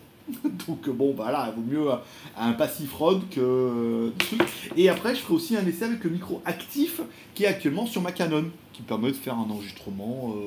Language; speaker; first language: French; native; French